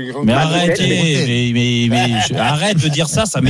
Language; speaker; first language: French; native; French